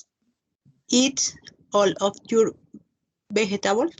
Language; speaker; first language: English; non-native, learner; Spanish